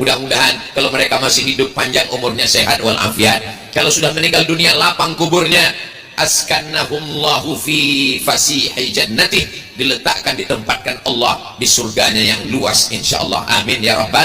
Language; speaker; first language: Indonesian; native; Indonesian